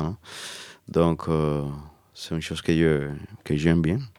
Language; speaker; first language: French; non-native, learner; Spanish